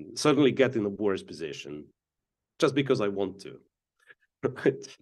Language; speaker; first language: English; non-native, fluent; Russian